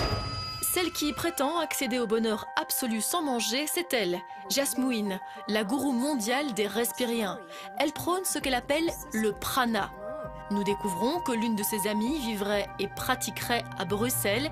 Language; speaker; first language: French; native; French